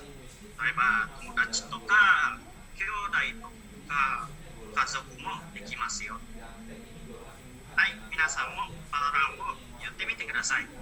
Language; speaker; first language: Japanese; non-native, learner; Indonesian